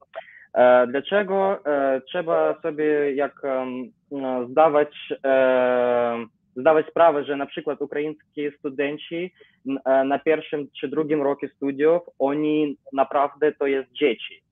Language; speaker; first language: Polish; non-native, learner; Ukrainian